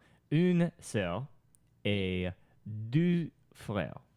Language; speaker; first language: French; non-native, learner; English